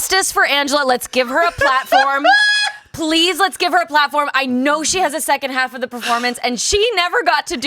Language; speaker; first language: English; native; English